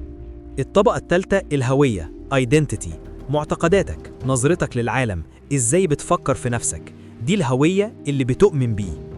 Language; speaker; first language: Arabic; native; Arabic